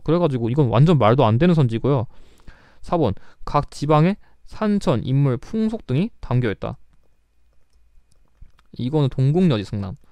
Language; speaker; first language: Korean; native; Korean